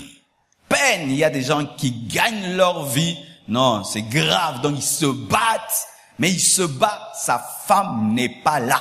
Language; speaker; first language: French; non-native, local second language; Lingala